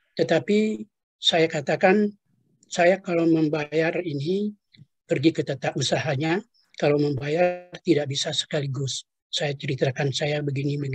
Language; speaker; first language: Indonesian; non-native, local second language; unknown